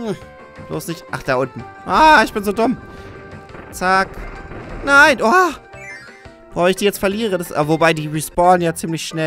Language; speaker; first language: German; native; German